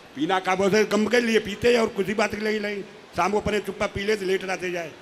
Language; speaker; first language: Hindi; native; Hindi